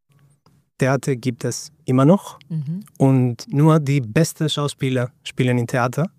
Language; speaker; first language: German; non-native, fluent; Greek